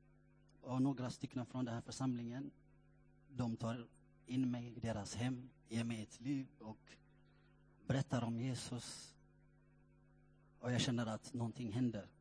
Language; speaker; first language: Swedish; non-native, fluent; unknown